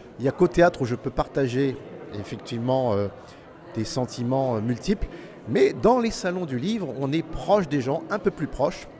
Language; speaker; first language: French; native; French